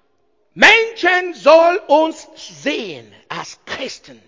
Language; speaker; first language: German; non-native, learner; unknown